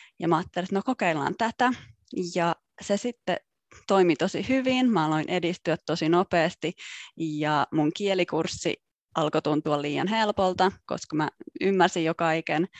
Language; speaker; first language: Finnish; native; Finnish